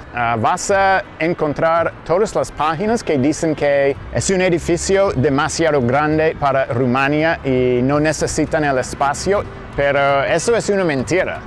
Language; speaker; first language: Spanish; non-native, fluent; English